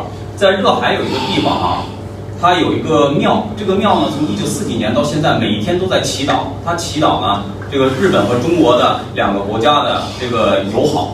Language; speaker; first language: Chinese; native; Chinese